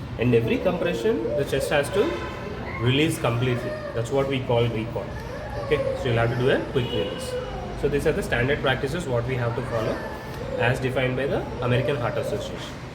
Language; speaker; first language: English; non-native, local second language; Telugu